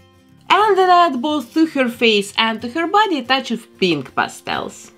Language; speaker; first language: English; non-native, fluent; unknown